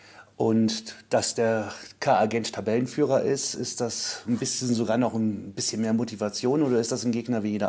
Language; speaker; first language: German; native; German